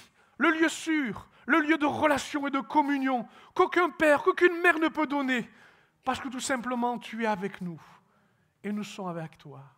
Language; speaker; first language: French; native; French